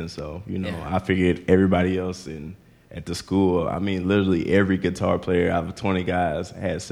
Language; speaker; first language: English; native; English